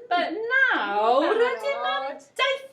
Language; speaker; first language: Welsh; non-native, learner; English